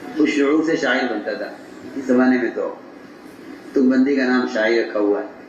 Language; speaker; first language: Urdu; native; Urdu